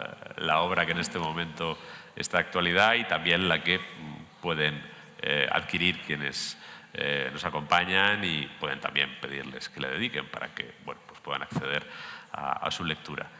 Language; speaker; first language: Spanish; native; Spanish